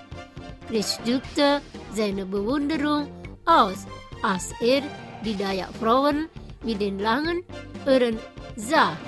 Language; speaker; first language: German; non-native, fluent; Indonesian